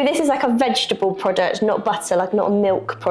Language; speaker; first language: English; native; English